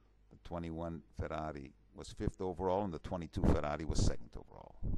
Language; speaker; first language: English; early bilingual, other home language; Italian